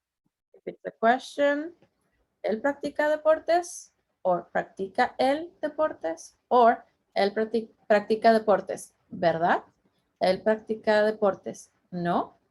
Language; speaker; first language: Spanish; non-native, fluent; English